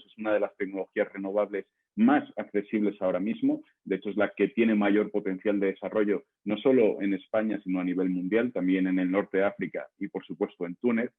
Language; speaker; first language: Spanish; native; Spanish